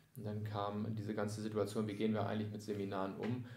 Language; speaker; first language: German; native; German